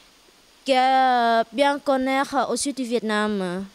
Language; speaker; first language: French; non-native, learner; Vietnamese